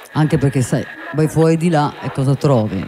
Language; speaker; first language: Italian; native; Italian